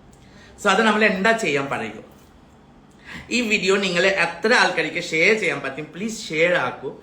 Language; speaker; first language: Malayalam; non-native, learner; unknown